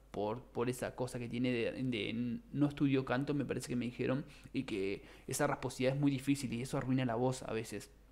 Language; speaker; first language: Spanish; native; Spanish